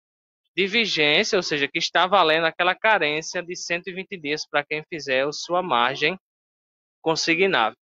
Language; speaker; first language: Portuguese; native; Portuguese